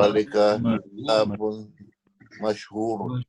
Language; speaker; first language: Arabic; non-native, learner; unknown